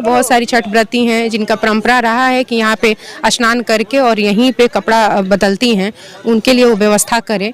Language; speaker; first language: Hindi; native; Hindi